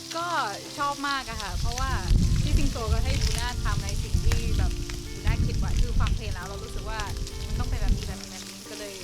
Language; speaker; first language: Thai; non-native, fluent; Portuguese